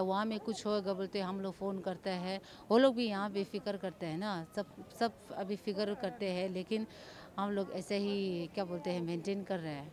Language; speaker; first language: Hindi; non-native, local second language; Tibetan